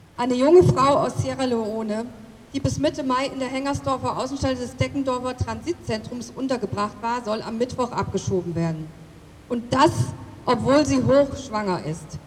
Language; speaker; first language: German; native; German